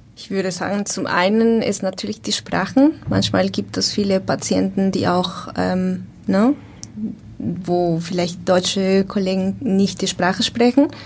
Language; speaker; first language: German; non-native, learner; Spanish